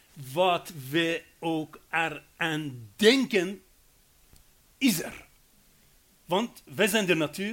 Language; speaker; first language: Dutch; non-native, fluent; Persian